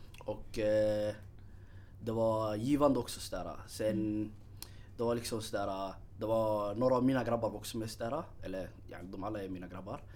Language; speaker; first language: Swedish; early bilingual, other home language; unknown